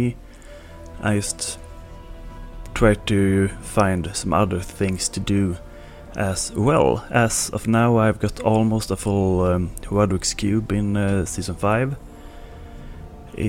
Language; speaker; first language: English; non-native, fluent; Swedish